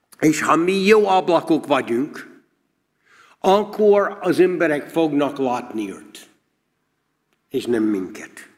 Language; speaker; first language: Hungarian; non-native, learner; English